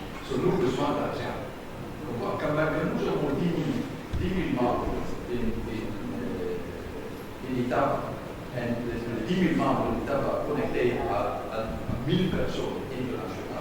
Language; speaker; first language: French; non-native, learner; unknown